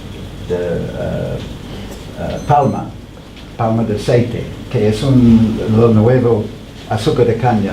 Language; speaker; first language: Spanish; non-native, fluent; English